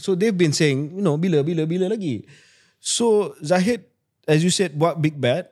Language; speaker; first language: English; non-native, local second language; Malay